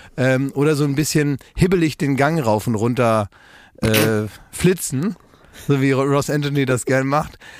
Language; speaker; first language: German; native; German